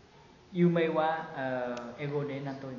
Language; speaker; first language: Japanese; non-native, learner; Vietnamese